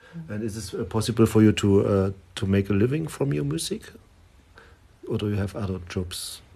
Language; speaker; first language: English; non-native, learner; German